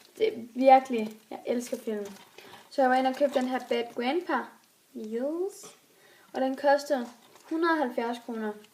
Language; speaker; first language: Danish; native; Danish